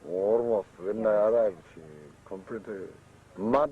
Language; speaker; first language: English; non-native, learner; Japanese